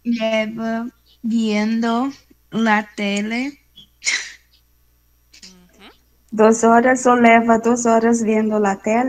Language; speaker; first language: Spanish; non-native, learner; Portuguese